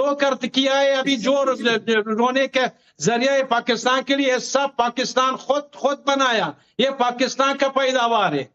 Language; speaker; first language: Hindi; non-native, fluent; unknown